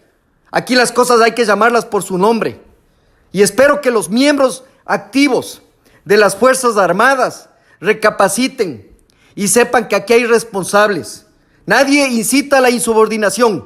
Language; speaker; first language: Spanish; native; Spanish